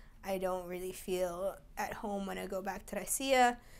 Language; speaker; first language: English; early bilingual, other home language; Russian